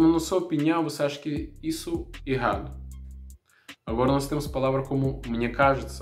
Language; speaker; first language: Portuguese; non-native, learner; Russian